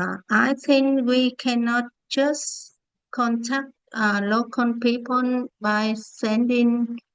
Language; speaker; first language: English; non-native, learner; Vietnamese